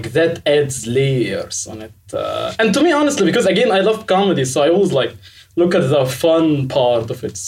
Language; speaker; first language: English; non-native, fluent; Arabic